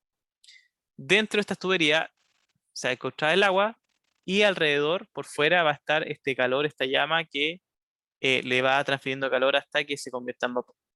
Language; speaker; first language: Spanish; native; Spanish